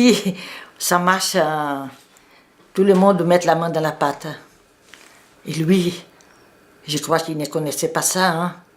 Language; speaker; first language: French; non-native, fluent; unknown